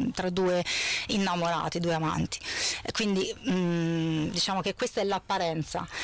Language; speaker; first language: Italian; native; Italian